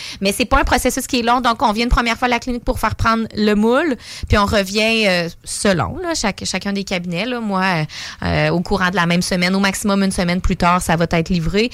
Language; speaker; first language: French; native; French